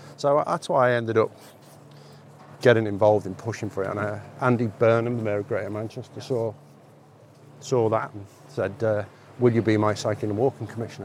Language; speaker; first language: English; native; English